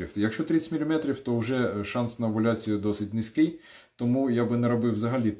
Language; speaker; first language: Ukrainian; non-native, local second language; Russian